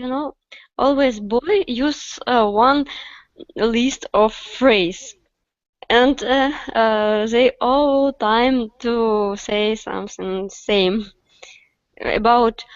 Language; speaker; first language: English; non-native, learner; Russian